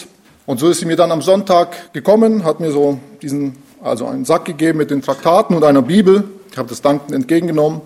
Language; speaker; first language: German; native; German